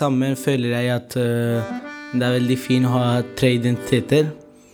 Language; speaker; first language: Norwegian; non-native, fluent; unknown